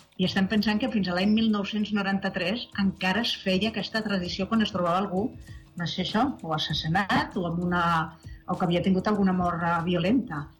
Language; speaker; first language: Catalan; native; Catalan